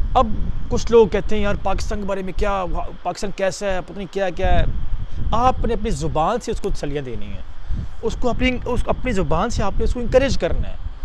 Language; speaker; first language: Urdu; non-native, local second language; Punjabi